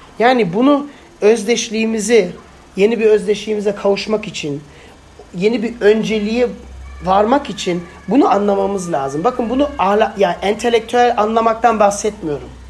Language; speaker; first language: Turkish; non-native, fluent; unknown